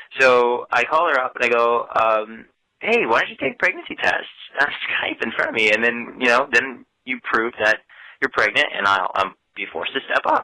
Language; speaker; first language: English; native; English